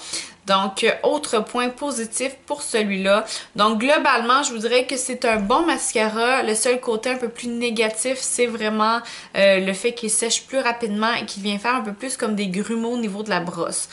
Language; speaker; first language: French; native; French